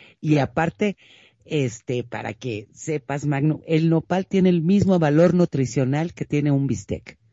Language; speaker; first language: Spanish; native; Spanish